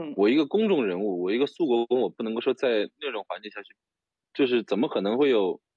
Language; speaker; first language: Chinese; native; Chinese